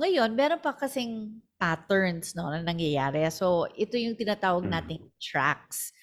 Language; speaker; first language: English; non-native, local second language; Filipino